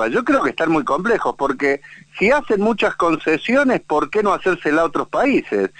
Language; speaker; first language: Spanish; native; Spanish